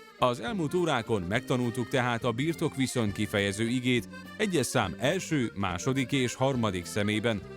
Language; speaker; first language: Hungarian; native; Hungarian